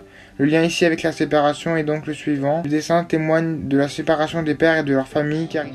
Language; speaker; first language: French; native; French